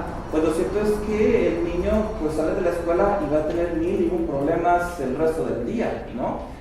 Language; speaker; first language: Spanish; native; Spanish